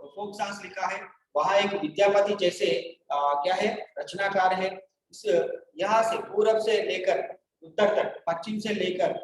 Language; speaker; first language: Hindi; non-native, local second language; Telugu